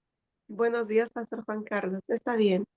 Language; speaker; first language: Spanish; native; Spanish